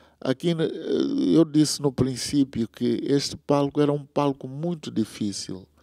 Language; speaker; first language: Portuguese; non-native, local second language; Tsonga